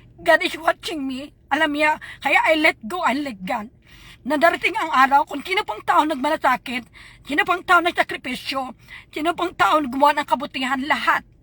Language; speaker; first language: Filipino; non-native, local second language; Hiligaynon